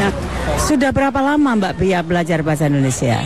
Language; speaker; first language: Indonesian; native; Indonesian